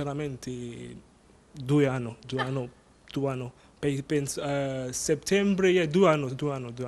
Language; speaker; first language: Italian; non-native, learner; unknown